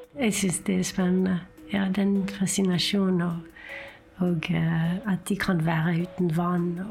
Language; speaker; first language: Norwegian; non-native, fluent; French